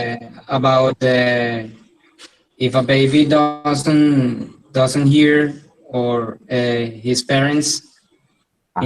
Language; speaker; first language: English; non-native, learner; Spanish